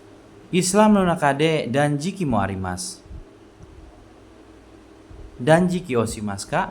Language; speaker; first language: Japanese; non-native, fluent; Indonesian